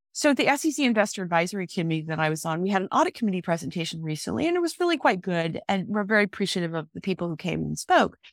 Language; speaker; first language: English; native; English